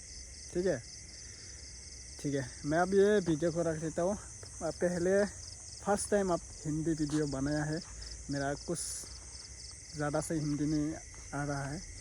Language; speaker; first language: Hindi; non-native, local second language; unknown